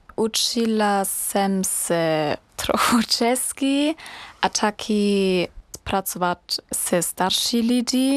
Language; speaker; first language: Czech; non-native, learner; German